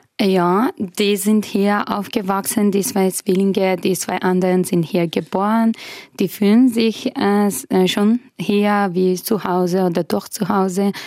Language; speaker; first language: German; non-native, fluent; Persian